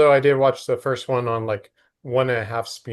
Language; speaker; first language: English; native; English